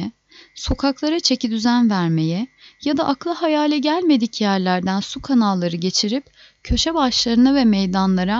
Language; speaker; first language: Turkish; native; Turkish